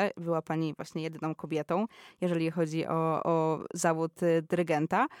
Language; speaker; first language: Polish; native; Polish